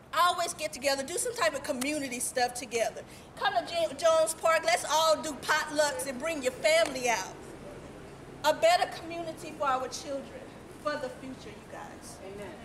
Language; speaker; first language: English; native; English